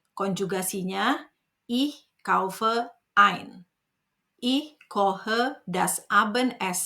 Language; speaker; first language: German; non-native, fluent; Indonesian